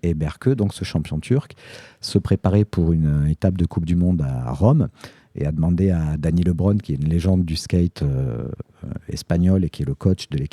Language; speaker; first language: French; native; French